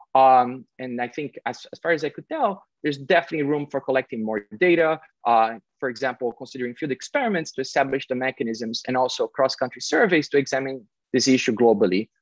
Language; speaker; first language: English; non-native, fluent; Portuguese